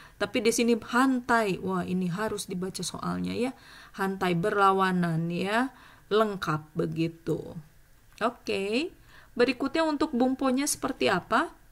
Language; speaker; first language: Indonesian; native; Indonesian